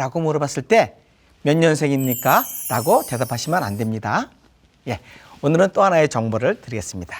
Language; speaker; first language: Korean; native; Korean